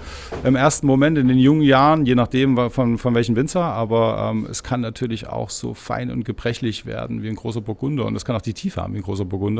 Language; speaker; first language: German; native; German